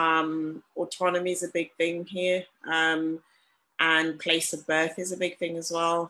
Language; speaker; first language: English; non-native, local second language; Shona